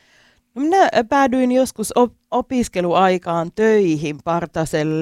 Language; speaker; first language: Finnish; native; Finnish